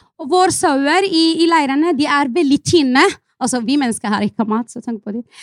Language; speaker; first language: Norwegian; non-native, fluent; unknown